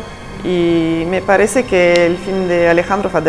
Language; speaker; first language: Spanish; non-native, fluent; Italian